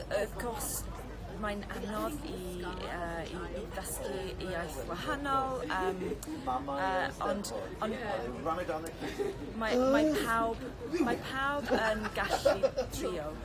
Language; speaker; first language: Welsh; non-native, learner; English